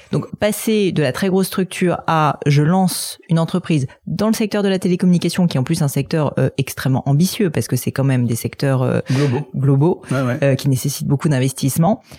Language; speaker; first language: French; native; French